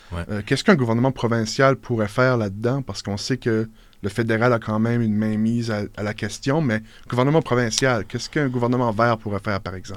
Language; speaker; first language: French; native; French